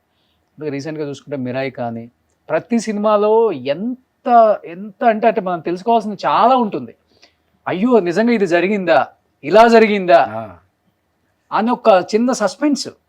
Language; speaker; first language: Telugu; native; Telugu